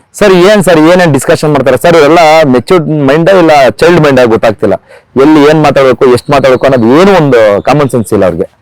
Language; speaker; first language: Kannada; native; Kannada